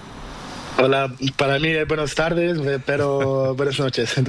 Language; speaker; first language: Spanish; non-native, learner; Portuguese